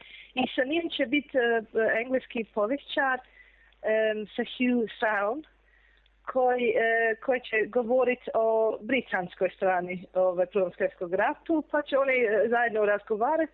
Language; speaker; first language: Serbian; non-native, fluent; English